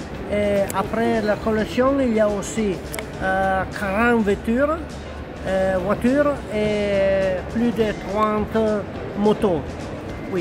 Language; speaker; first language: French; non-native, learner; Italian